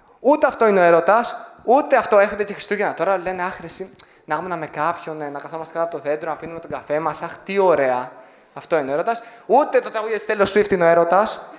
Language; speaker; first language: Greek; native; Greek